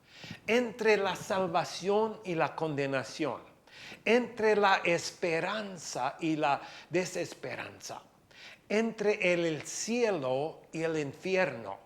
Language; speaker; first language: Spanish; non-native, fluent; English